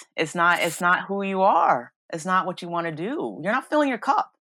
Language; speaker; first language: English; early bilingual, other home language; Yoruba